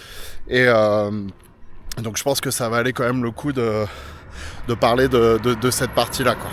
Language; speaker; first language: French; native; French